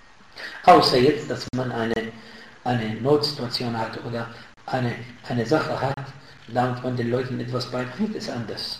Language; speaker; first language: German; non-native, fluent; Arabic